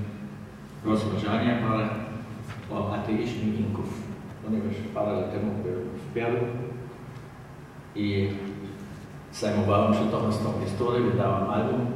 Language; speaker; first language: Polish; non-native, learner; German